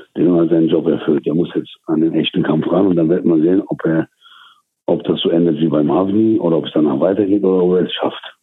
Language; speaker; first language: German; early bilingual, other home language; Turkish